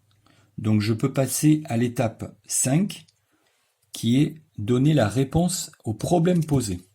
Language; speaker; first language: French; native; French